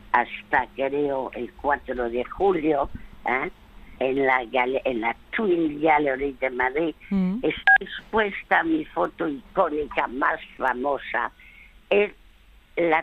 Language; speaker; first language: Spanish; early bilingual, other home language; French